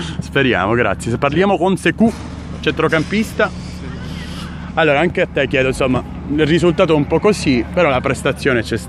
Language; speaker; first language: Italian; native; Italian